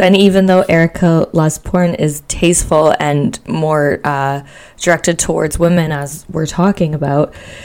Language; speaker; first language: English; native; English